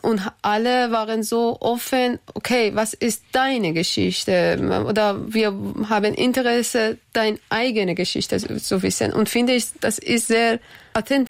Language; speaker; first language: German; non-native, learner; Persian